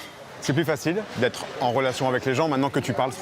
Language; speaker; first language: French; native; French